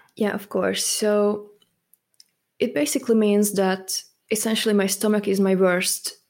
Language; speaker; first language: English; non-native, fluent; Hungarian